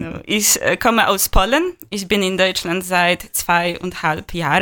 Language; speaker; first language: German; non-native, learner; Polish